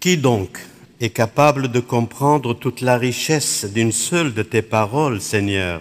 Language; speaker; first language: French; non-native, local second language; Arabic